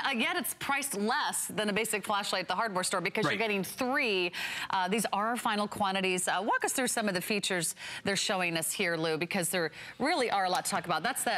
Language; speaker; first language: English; native; English